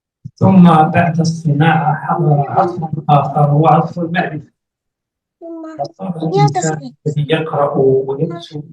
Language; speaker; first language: Arabic; native; Arabic